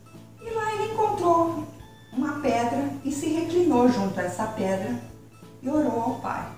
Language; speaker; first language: Portuguese; native; Portuguese